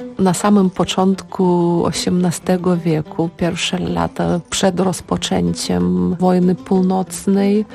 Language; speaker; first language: Polish; non-native, fluent; Lithuanian